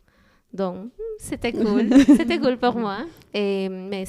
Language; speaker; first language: French; non-native, learner; Spanish